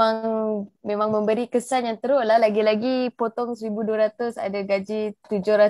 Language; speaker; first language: Malay; native; Malay